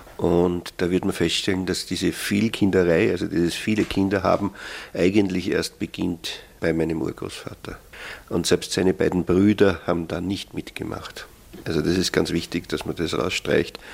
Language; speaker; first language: German; native; German